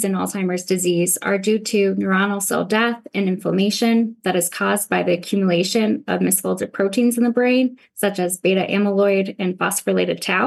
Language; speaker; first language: English; native; English